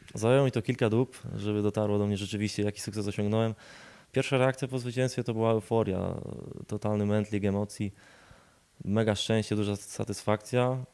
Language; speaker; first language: Polish; native; Polish